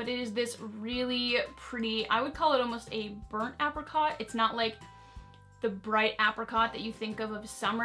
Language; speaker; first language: English; native; English